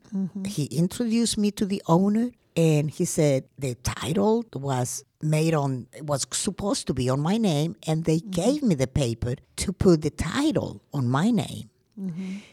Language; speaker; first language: English; non-native, fluent; Spanish